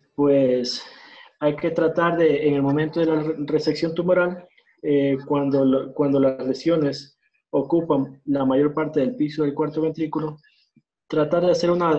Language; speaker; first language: Spanish; native; Spanish